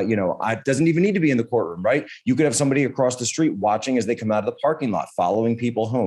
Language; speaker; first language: English; native; English